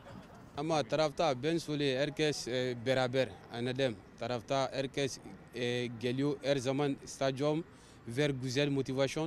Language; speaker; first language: Turkish; non-native, learner; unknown